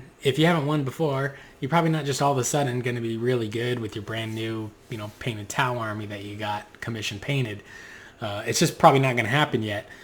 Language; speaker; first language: English; native; English